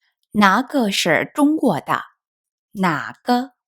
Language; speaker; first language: Chinese; non-native, fluent; Korean